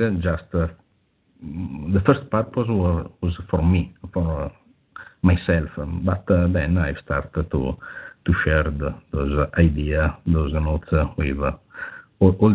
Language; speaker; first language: English; non-native, fluent; Italian